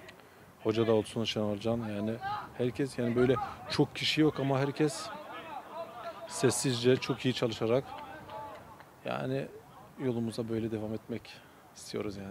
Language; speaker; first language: Turkish; early bilingual, other home language; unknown